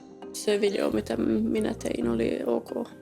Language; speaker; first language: Finnish; non-native, learner; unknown